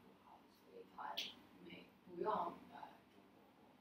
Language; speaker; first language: Chinese; non-native, learner; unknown